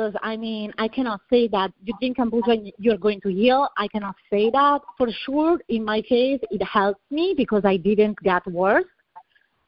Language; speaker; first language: English; non-native, fluent; Italian